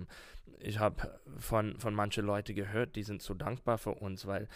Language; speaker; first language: German; non-native, learner; English